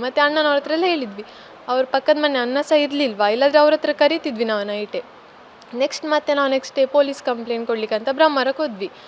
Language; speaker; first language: Kannada; non-native, local second language; Tulu